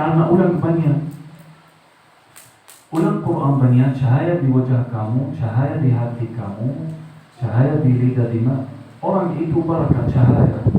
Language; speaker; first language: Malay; non-native, learner; Arabic